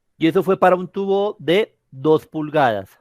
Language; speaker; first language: Spanish; native; Spanish